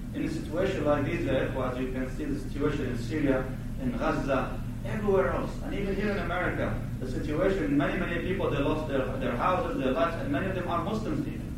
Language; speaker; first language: English; non-native, fluent; Arabic